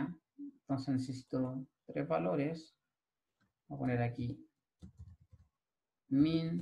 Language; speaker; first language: Spanish; native; Spanish